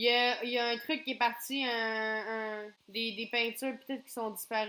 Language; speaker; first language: French; native; French